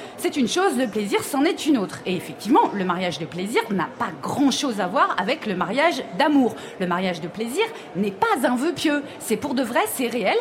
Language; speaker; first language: French; native; French